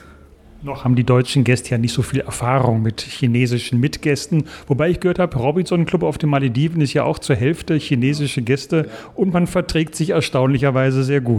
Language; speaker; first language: German; native; German